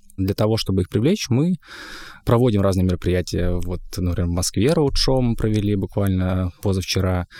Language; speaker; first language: Russian; native; Russian